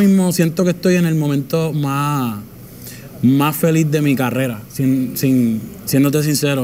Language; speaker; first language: Spanish; native; Spanish